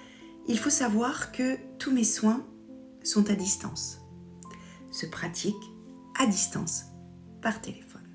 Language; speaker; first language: French; native; French